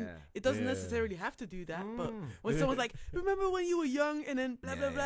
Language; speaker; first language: English; non-native, fluent; Dutch